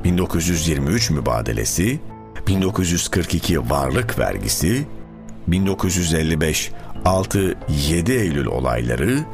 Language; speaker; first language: Turkish; native; Turkish